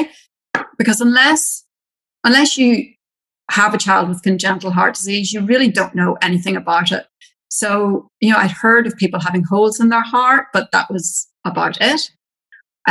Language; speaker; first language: English; native; English